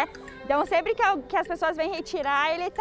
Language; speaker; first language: Portuguese; native; Portuguese